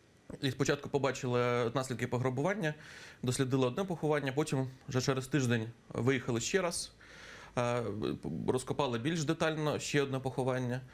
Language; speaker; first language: Ukrainian; native; Ukrainian